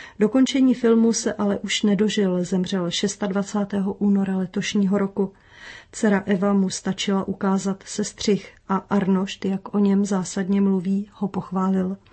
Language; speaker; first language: Czech; native; Czech